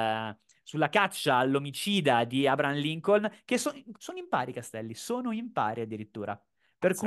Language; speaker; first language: Italian; native; Italian